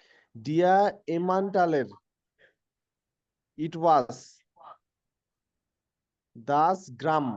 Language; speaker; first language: German; non-native, learner; Bangla